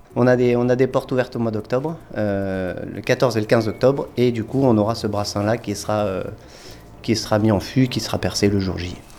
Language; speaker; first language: French; native; French